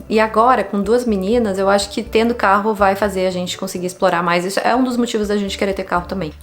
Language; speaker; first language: Portuguese; native; Portuguese